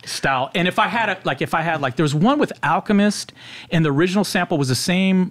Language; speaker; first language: English; native; English